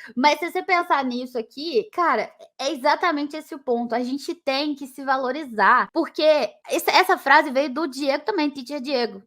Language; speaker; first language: Portuguese; native; Portuguese